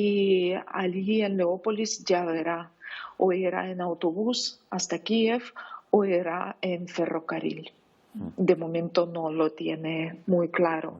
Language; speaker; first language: Spanish; non-native, fluent; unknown